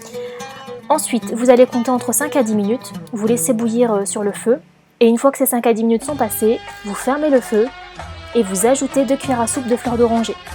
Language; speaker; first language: French; native; French